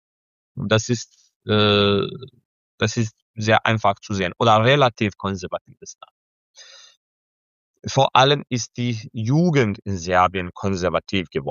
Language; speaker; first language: German; non-native, fluent; Serbian